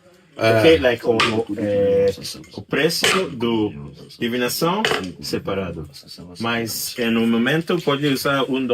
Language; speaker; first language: Portuguese; non-native, learner; English